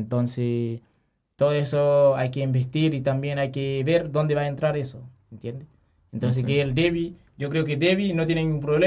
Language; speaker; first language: Spanish; non-native, learner; Haitian Creole